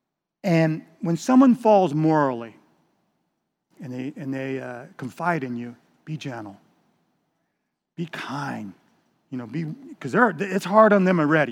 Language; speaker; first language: English; native; English